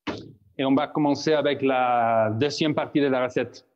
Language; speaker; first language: French; non-native, fluent; Spanish